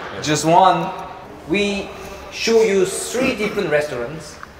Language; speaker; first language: English; non-native, fluent; Korean